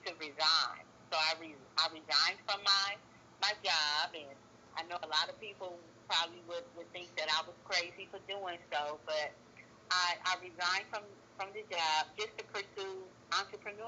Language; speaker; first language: English; native; English